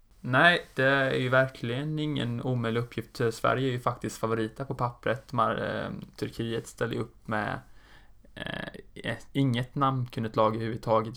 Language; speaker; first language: Swedish; native; Swedish